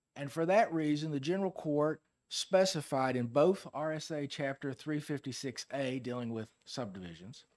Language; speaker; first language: English; native; English